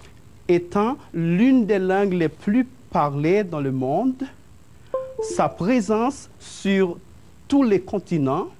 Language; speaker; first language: French; non-native, fluent; Spanish